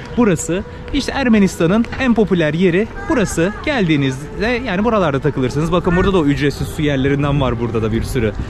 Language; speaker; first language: Turkish; native; Turkish